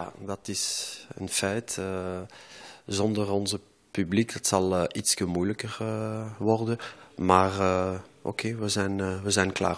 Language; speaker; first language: Dutch; non-native, local second language; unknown